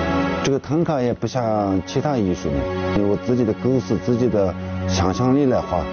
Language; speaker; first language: Chinese; non-native, local second language; Tibetan